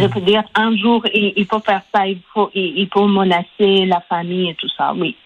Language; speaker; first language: French; non-native, local second language; Persian